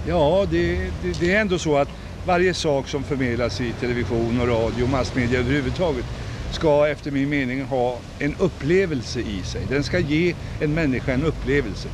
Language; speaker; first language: Swedish; native; Swedish